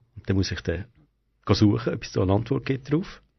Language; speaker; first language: German; native; German